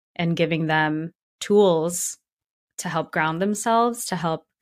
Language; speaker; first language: English; native; English